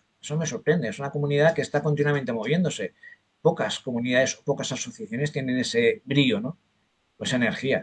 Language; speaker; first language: Spanish; native; Spanish